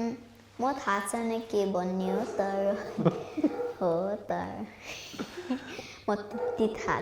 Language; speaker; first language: Nepali; early bilingual, heritage; Nepali